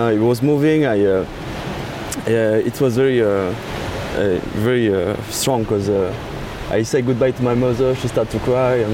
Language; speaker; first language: English; non-native, learner; French